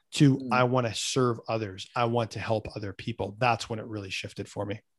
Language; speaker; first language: English; native; English